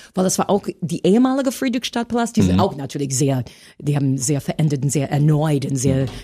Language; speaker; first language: German; non-native, fluent; English